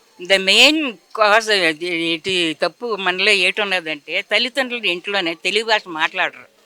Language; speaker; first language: Telugu; early bilingual, heritage; Telugu